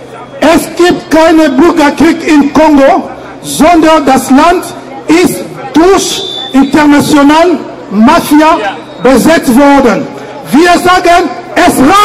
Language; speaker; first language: German; non-native, fluent; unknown